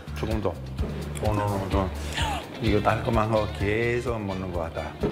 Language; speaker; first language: Korean; non-native, fluent; Italian